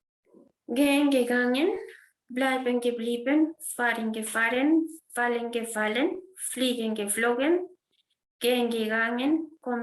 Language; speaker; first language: German; non-native, fluent; Spanish